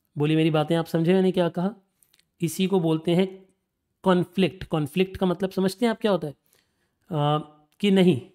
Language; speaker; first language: Hindi; native; Hindi